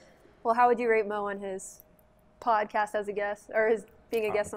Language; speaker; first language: English; native; English